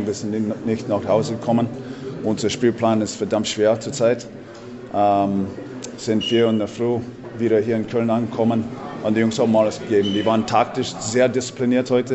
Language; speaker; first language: German; non-native, fluent; English